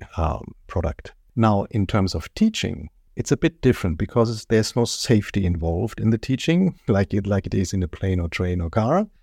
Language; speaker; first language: English; non-native, fluent; German